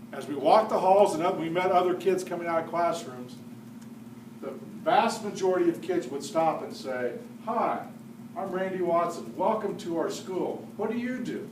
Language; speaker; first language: English; native; English